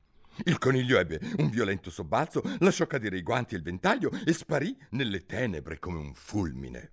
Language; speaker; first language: Italian; native; Italian